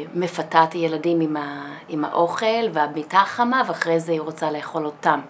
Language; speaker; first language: Hebrew; non-native, fluent; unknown